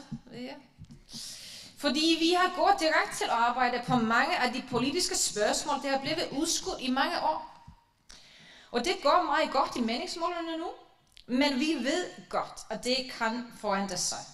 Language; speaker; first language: Danish; non-native, fluent; Icelandic